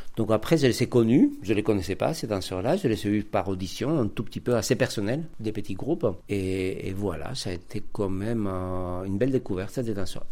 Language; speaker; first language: French; non-native, fluent; Spanish